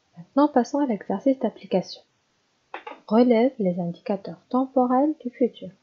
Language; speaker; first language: French; non-native, local second language; Arabic